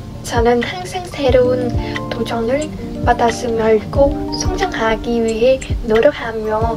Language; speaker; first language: Korean; non-native, learner; Vietnamese